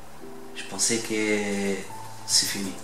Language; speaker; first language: French; non-native, learner; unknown